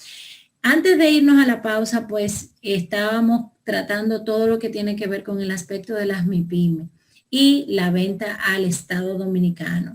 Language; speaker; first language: Spanish; native; Spanish